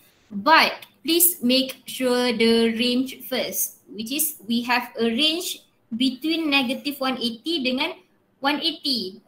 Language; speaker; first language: English; non-native, local second language; Malay